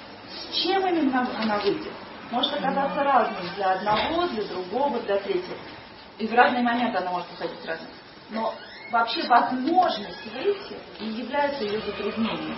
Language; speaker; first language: Russian; native; Russian